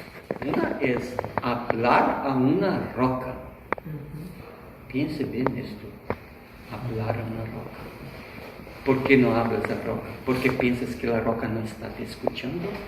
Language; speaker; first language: Spanish; non-native, fluent; Portuguese